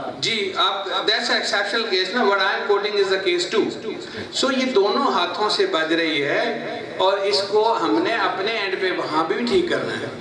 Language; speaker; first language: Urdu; non-native, local second language; Punjabi